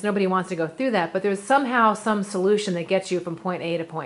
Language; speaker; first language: English; native; English